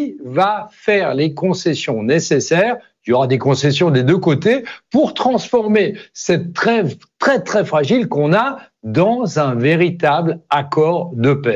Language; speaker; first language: French; native; French